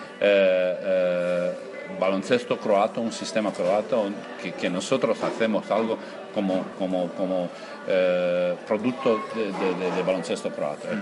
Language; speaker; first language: Spanish; non-native, learner; Croatian